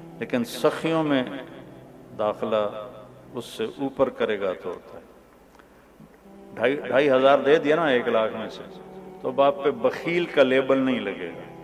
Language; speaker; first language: Urdu; non-native, local second language; Punjabi